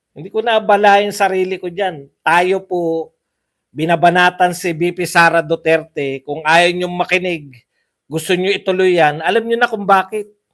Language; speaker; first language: Filipino; non-native, local second language; Cebuano